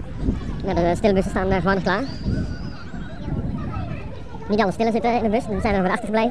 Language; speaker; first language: Dutch; native; Dutch